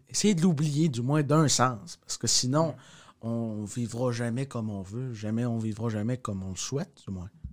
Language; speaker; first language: French; native; French